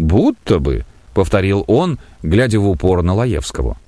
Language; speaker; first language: Russian; native; Russian